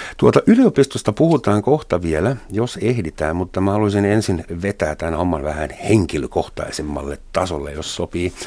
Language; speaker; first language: Finnish; non-native, fluent; German